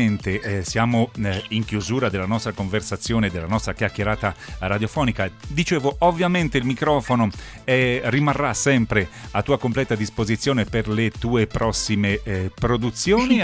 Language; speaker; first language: Italian; native; Italian